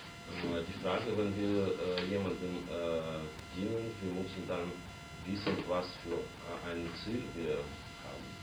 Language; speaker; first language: German; non-native, learner; Russian